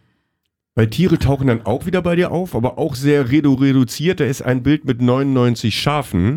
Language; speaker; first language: German; native; German